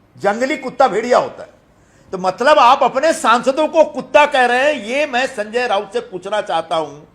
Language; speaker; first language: Hindi; non-native, local second language; Marathi